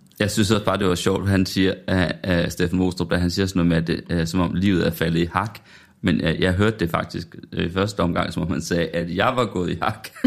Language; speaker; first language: Danish; native; Danish